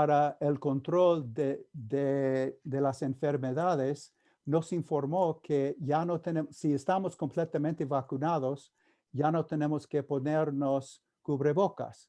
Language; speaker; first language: Spanish; non-native, fluent; English